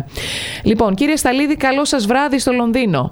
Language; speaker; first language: Greek; native; Greek